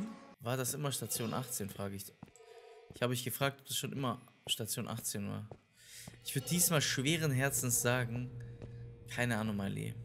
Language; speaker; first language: German; native; German